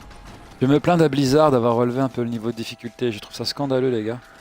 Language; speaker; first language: French; native; French